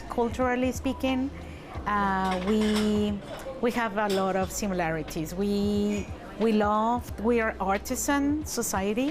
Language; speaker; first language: English; non-native, fluent; Spanish